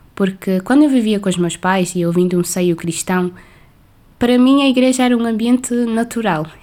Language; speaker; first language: Portuguese; non-native, local second language; Kabuverdianu